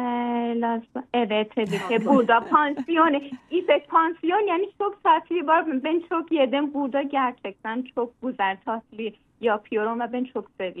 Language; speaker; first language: Turkish; non-native, learner; Persian